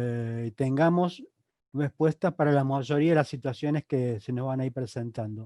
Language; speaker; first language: Spanish; native; Spanish